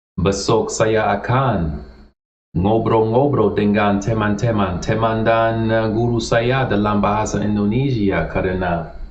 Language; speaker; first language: Indonesian; non-native, learner; English